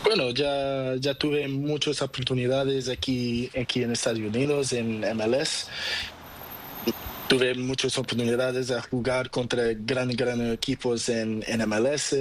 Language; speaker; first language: Spanish; non-native, learner; Portuguese